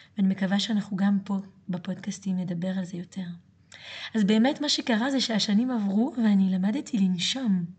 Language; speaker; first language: Hebrew; early bilingual, other home language; French